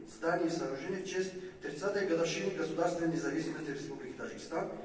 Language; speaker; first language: Russian; non-native, local second language; Tajik